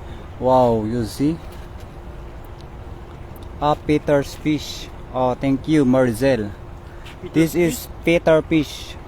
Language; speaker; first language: English; non-native, local second language; Filipino